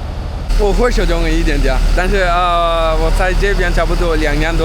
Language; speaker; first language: Chinese; non-native, learner; Malayalam